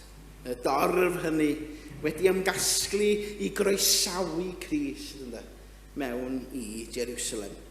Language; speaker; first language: Welsh; native; Welsh